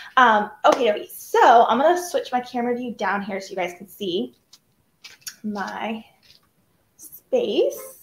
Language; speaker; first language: English; native; English